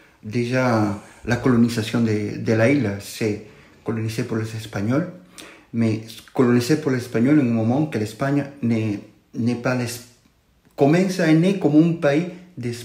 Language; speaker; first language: French; non-native, fluent; Spanish